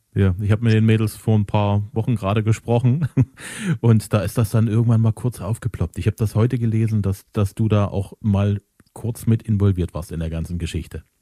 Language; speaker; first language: German; native; German